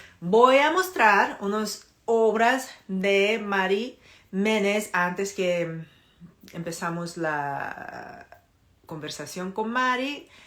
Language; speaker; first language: Spanish; non-native, fluent; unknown